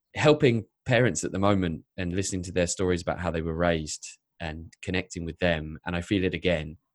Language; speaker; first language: English; native; English